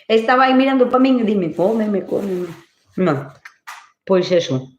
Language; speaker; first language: Spanish; non-native, local second language; Galician